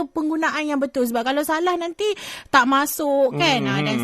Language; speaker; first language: Malay; native; Malay